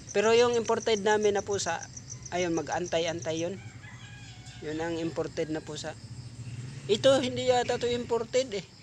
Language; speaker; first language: Filipino; non-native, local second language; Cebuano